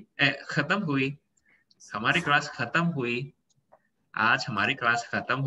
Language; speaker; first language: Hindi; non-native, fluent; Indonesian